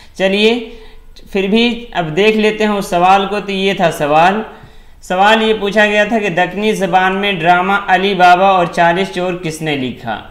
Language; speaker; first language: Urdu; native; Urdu